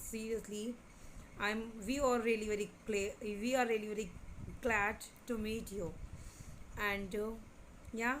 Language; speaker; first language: English; non-native, local second language; Hindi